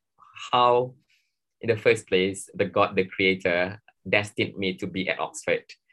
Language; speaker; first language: English; non-native, local second language; Malay